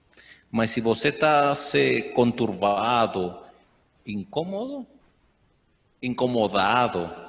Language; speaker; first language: Portuguese; non-native, fluent; Spanish